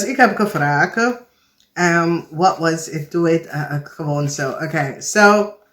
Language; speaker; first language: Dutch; non-native, fluent; English